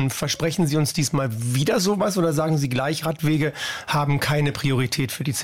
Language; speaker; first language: German; native; German